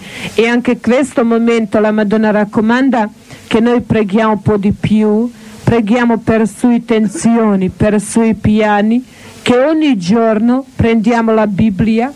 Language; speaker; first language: Italian; non-native, learner; Croatian